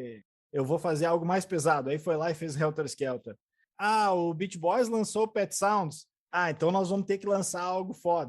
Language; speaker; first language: Portuguese; native; Portuguese